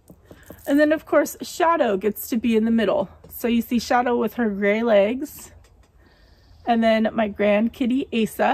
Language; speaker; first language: English; native; English